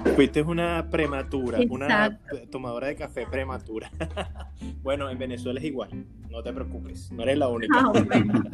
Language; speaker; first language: Spanish; native; Spanish